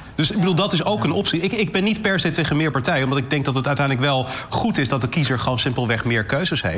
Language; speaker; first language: Dutch; native; Dutch